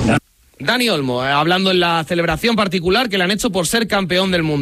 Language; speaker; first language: Spanish; native; Spanish